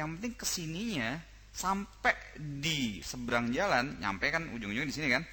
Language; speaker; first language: Indonesian; native; Indonesian